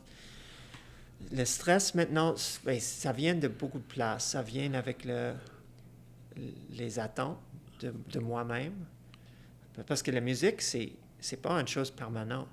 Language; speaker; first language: French; non-native, fluent; Persian